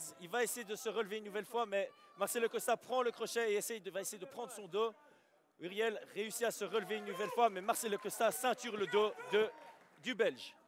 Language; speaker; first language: French; native; French